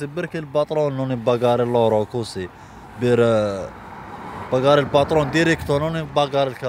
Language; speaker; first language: Italian; non-native, learner; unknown